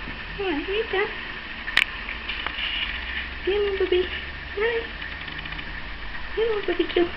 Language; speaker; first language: French; native; French